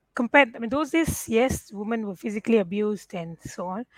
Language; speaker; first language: English; non-native, local second language; Tamil